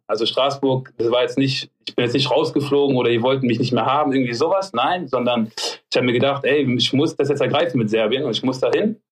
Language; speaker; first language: German; early bilingual, other home language; French